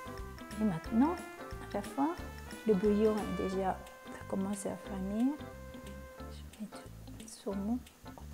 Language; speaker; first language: French; non-native, fluent; Japanese